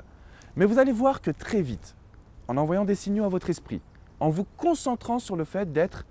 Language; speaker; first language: French; native; French